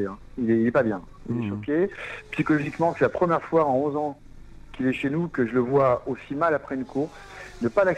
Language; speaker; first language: French; native; French